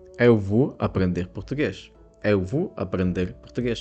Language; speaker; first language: Portuguese; non-native, fluent; Ukrainian